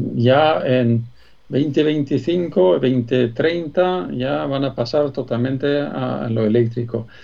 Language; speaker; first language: Spanish; non-native, fluent; Swedish